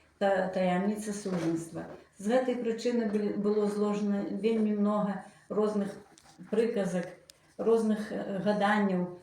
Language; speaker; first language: Belarusian; native; Belarusian